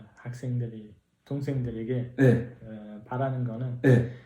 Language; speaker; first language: Korean; non-native, learner; Uzbek